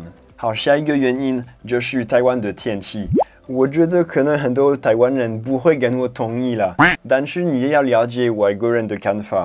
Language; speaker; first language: Chinese; non-native, fluent; French